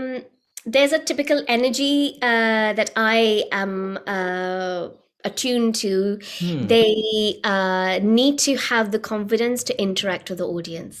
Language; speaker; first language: English; native; English